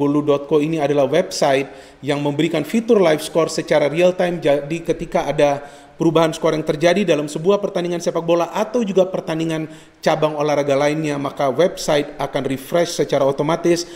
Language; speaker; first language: Indonesian; native; Indonesian